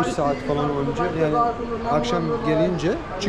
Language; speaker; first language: Turkish; non-native, learner; Arabic